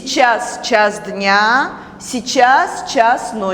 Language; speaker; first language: Russian; non-native, local second language; Azerbaijani